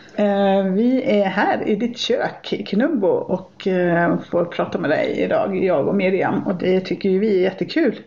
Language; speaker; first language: Swedish; native; Swedish